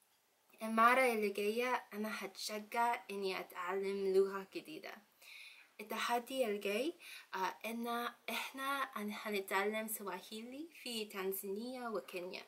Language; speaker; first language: Arabic; non-native, learner; English